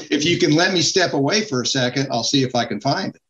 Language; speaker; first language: English; native; English